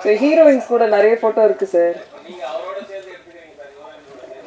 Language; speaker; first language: Tamil; native; Tamil